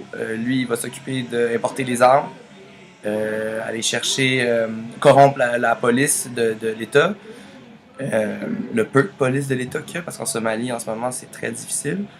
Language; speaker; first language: French; native; French